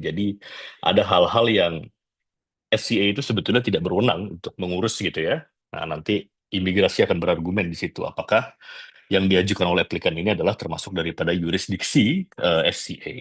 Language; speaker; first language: Indonesian; native; Indonesian